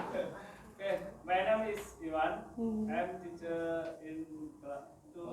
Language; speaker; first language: English; non-native, learner; Indonesian